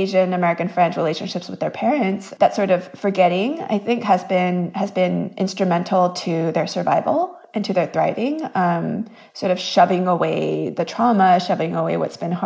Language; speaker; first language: English; early bilingual, other home language; Korean